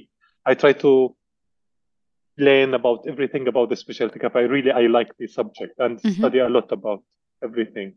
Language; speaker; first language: English; non-native, learner; Arabic